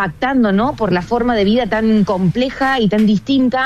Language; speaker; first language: Spanish; native; Spanish